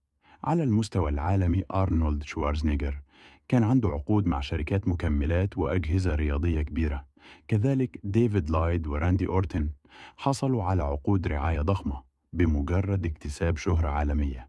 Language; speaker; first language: Arabic; native; Arabic